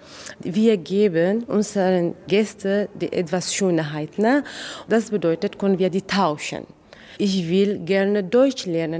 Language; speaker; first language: German; non-native, learner; Kurdish